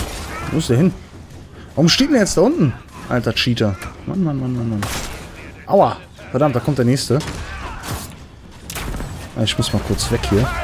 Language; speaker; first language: German; native; German